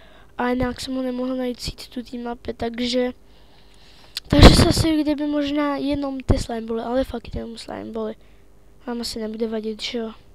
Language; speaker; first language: Czech; native; Czech